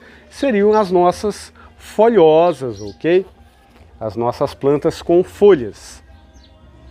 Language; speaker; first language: Portuguese; native; Portuguese